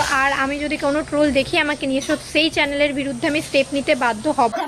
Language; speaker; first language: Bangla; native; Bangla